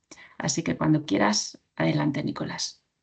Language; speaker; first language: Spanish; native; Spanish